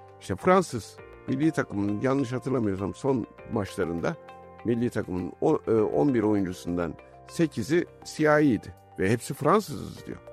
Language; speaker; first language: Turkish; native; Turkish